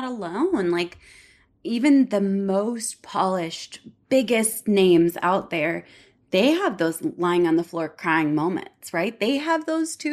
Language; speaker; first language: English; native; English